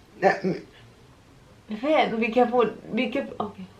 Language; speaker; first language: English; non-native, fluent; Thai